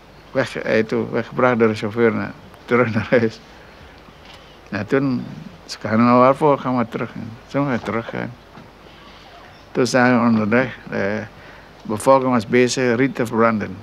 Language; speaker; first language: Dutch; non-native, local second language; Minangkabau